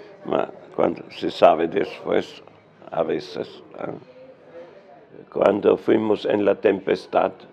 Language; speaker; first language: Spanish; non-native, learner; German